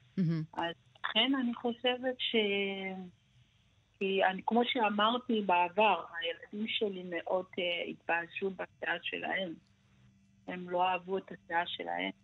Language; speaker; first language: Hebrew; non-native, fluent; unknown